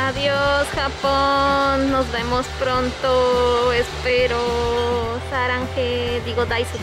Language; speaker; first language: Spanish; native; Spanish